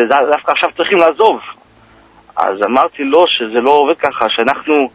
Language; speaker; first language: Hebrew; early bilingual, heritage; Hebrew